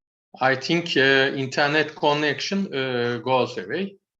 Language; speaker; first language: English; non-native, learner; Turkish